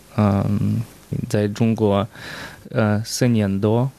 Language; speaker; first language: Chinese; non-native, learner; Ukrainian